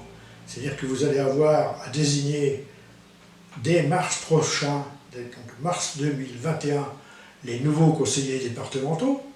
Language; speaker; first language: French; native; French